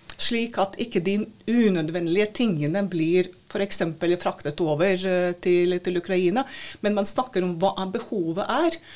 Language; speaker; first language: Norwegian; non-native, fluent; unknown